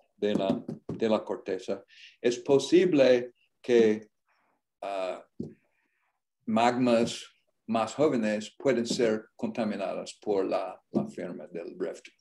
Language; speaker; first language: Spanish; non-native, learner; English